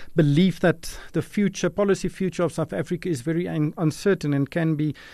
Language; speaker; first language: English; non-native, local second language; Afrikaans